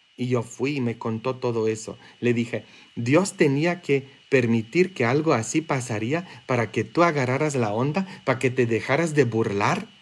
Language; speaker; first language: Spanish; non-native, fluent; English